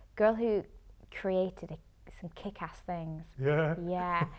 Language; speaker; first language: English; native; English